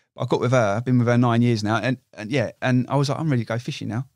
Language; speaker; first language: English; native; English